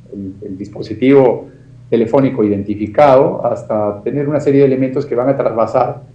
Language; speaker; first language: Spanish; native; Spanish